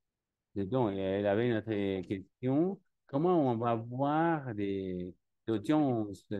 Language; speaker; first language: French; non-native, learner; Spanish